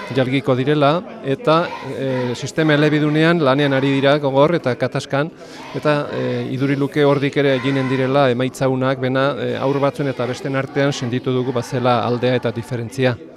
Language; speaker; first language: Basque; native; Basque